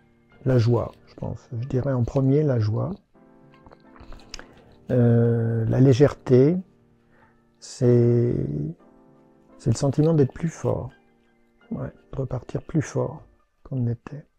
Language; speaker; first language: French; native; French